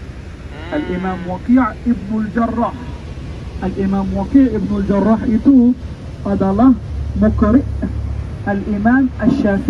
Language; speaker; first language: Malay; non-native, fluent; Arabic